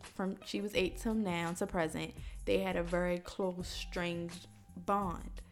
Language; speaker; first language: English; native; English